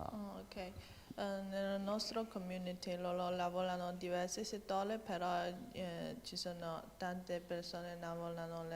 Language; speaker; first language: Italian; non-native, learner; Chinese